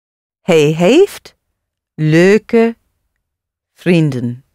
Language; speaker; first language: Dutch; non-native, learner; English